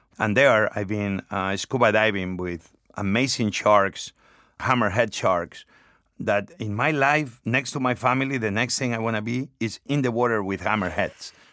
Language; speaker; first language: English; non-native, fluent; Spanish